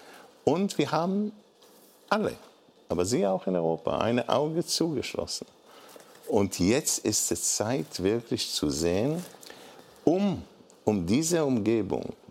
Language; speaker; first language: German; non-native, fluent; Hebrew